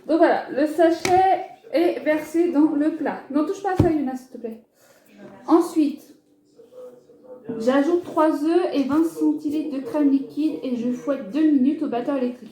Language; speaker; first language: French; native; French